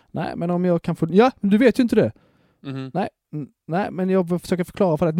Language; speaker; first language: Swedish; native; Swedish